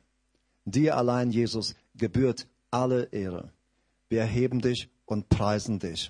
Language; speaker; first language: German; native; German